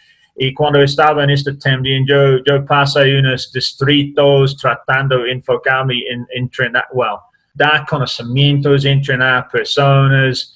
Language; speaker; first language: Spanish; non-native, learner; English